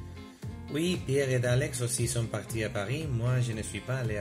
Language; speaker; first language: French; non-native, learner; Spanish